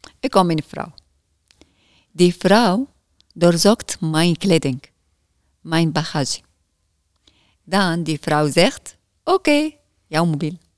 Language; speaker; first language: Dutch; non-native, learner; Arabic